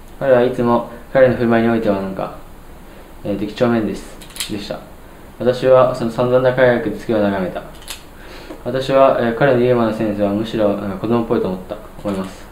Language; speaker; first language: Japanese; native; Japanese